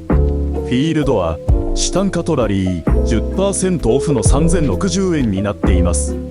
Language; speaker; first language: Japanese; native; Japanese